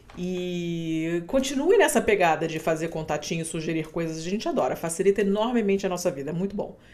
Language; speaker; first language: Portuguese; native; Portuguese